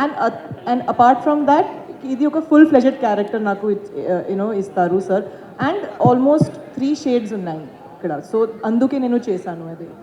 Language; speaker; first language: Telugu; non-native, learner; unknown